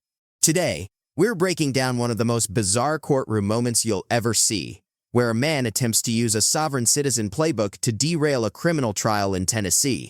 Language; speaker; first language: English; native; English